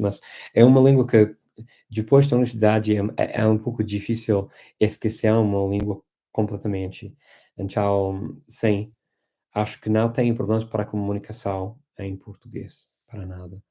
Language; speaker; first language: Portuguese; non-native, fluent; English